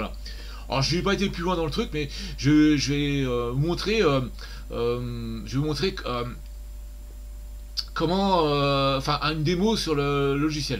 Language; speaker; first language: French; native; French